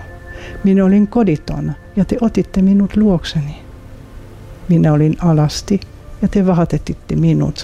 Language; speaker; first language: Finnish; non-native, fluent; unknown